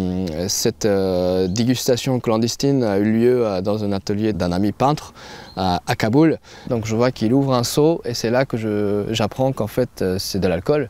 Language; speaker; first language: French; non-native, fluent; Persian